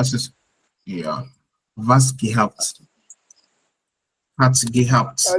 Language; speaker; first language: German; non-native, learner; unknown